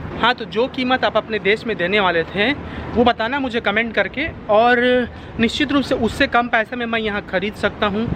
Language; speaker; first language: Hindi; native; Hindi